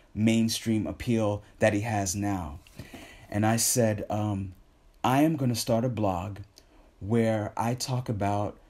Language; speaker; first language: English; native; English